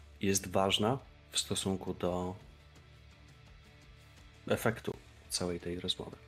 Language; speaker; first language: Polish; native; Polish